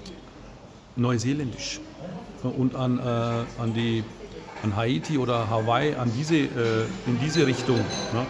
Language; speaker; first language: German; early bilingual, other home language; Turkish